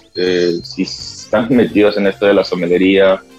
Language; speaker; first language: Spanish; native; Spanish